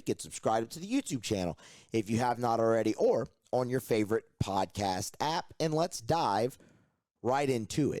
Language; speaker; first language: English; native; English